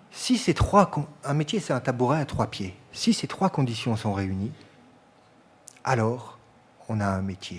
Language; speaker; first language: French; native; French